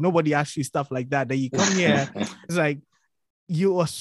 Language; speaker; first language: English; non-native, local second language; Akan